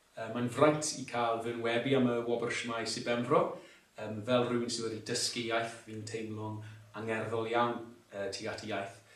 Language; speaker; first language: Welsh; non-native, local second language; English